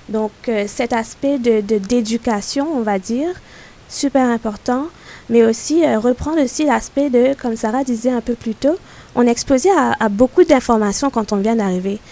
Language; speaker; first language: French; non-native, local second language; Morisyen